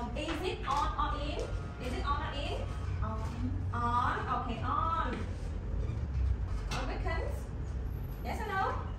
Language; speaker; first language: English; non-native, learner; Vietnamese